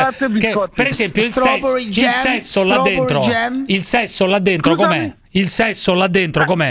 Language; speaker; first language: Italian; native; Italian